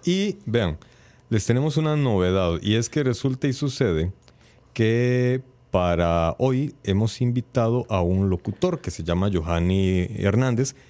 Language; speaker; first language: Spanish; native; Spanish